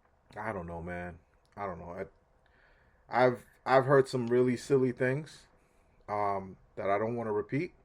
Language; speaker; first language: English; native; English